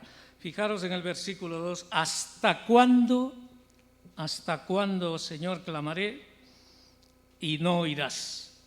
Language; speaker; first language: Spanish; native; Spanish